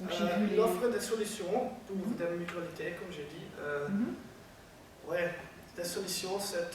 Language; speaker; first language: French; non-native, learner; Dutch